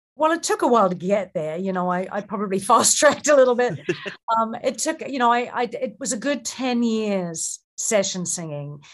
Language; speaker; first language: English; native; English